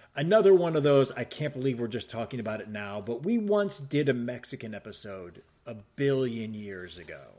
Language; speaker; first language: English; native; English